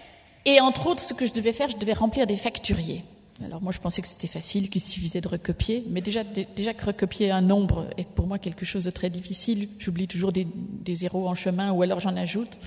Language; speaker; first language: French; native; French